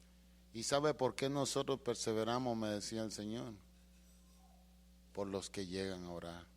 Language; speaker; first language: Spanish; native; Spanish